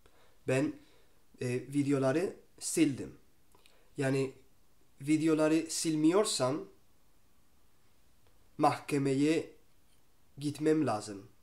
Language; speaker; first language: Turkish; non-native, learner; Spanish